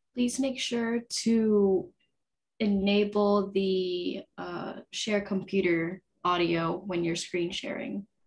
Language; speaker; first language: English; non-native, fluent; Portuguese